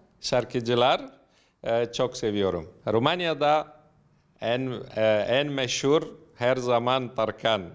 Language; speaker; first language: Turkish; non-native, learner; Romanian